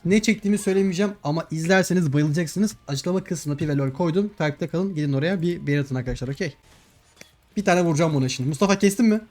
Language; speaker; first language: Turkish; native; Turkish